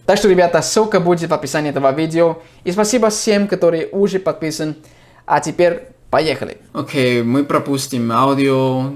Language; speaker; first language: Russian; non-native, fluent; English